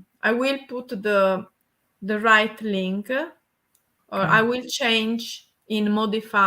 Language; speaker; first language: English; non-native, learner; Italian